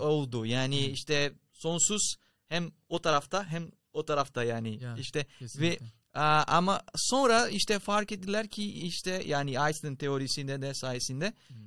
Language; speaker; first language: Turkish; non-native, fluent; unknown